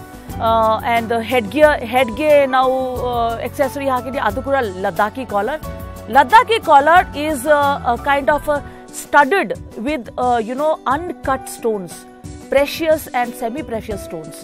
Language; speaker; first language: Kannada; non-native, local second language; Hindi